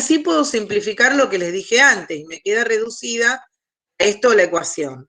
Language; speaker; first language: Spanish; native; Spanish